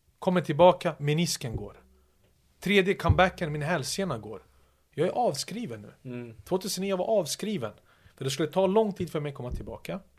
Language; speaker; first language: Swedish; early bilingual, other home language; Serbian